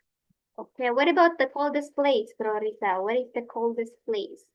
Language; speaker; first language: English; non-native, fluent; Indonesian